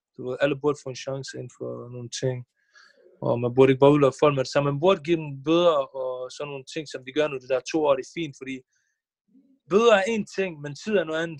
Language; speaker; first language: Danish; early bilingual, other home language; Bosnian